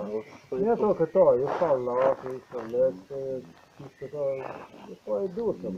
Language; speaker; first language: Polish; non-native, learner; Croatian